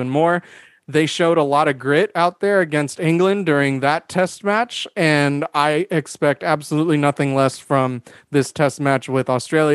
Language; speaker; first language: English; native; English